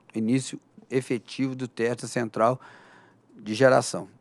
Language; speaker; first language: Portuguese; native; Portuguese